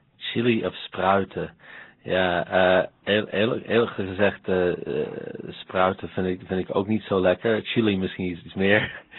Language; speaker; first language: Dutch; non-native, fluent; English